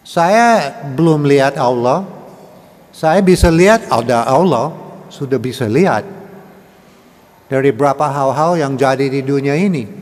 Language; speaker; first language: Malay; non-native, learner; English